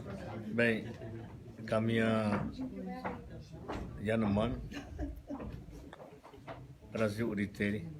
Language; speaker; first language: Portuguese; non-native, local second language; Yanomámi